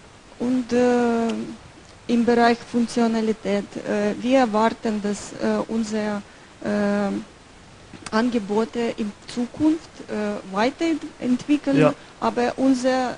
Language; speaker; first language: German; non-native, learner; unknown